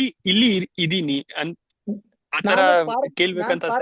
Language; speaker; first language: Kannada; non-native, learner; Telugu